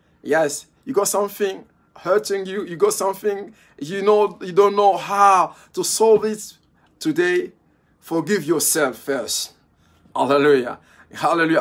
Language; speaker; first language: English; non-native, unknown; Lingala